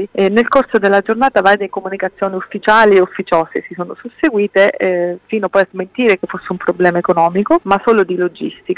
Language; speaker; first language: Italian; native; Italian